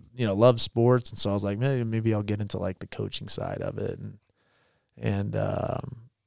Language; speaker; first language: English; native; English